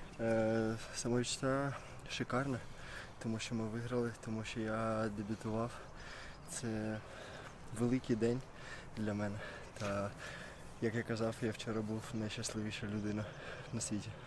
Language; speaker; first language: Ukrainian; early bilingual, heritage; Ukrainian